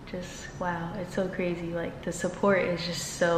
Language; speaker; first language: English; native; English